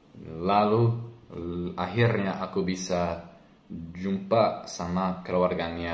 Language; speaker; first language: Indonesian; non-native, learner; English